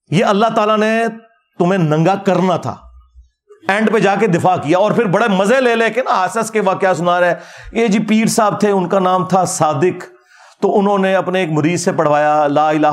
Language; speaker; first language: Urdu; non-native, local second language; Punjabi